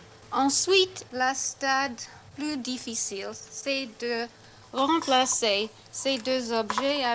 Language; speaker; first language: French; non-native, learner; English